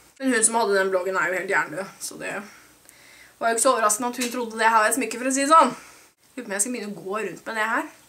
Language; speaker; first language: Norwegian; native; Norwegian